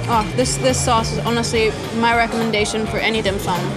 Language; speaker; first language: English; non-native, local second language; Cantonese